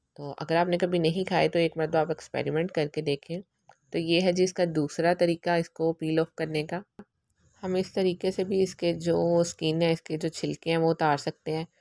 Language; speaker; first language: Urdu; native; Urdu